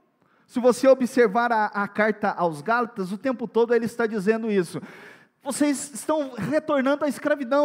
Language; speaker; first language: Portuguese; native; Portuguese